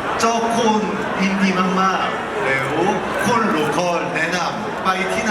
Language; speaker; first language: Thai; non-native, learner; Korean